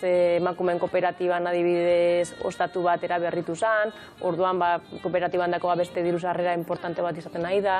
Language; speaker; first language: Basque; native; Basque